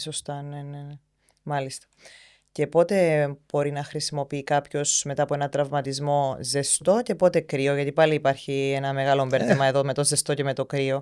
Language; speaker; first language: Greek; native; Greek